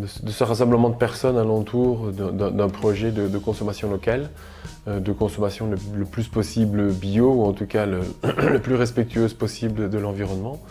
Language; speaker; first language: French; native; French